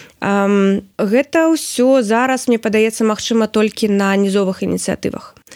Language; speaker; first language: Belarusian; non-native, local second language; Russian